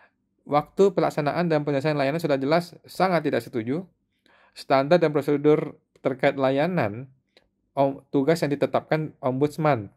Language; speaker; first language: Indonesian; native; Indonesian